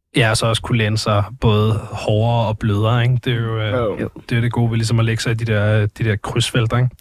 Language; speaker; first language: Danish; native; Danish